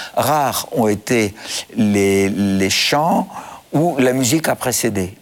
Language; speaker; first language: French; non-native, fluent; Greek